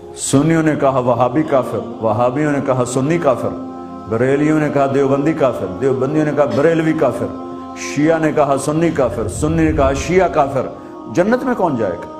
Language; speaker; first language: Urdu; non-native, local second language; Punjabi